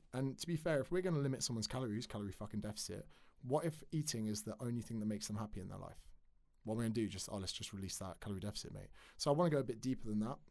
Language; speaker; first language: English; native; English